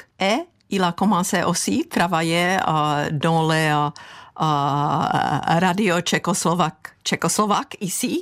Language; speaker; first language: French; non-native, fluent; Czech